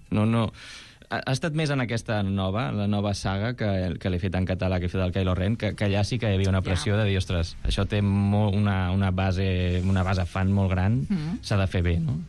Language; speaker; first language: Catalan; non-native, local second language; Spanish